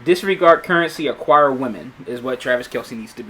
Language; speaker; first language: English; native; English